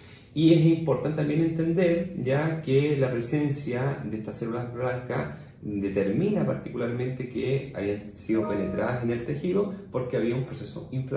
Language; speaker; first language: Spanish; native; Spanish